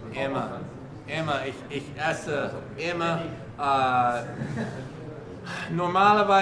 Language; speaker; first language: German; non-native, learner; English